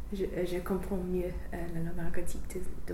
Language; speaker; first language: French; non-native, learner; English